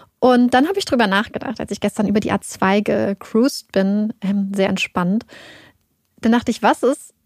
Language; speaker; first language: German; native; German